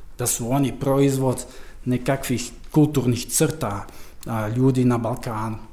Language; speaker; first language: Croatian; non-native, fluent; Dutch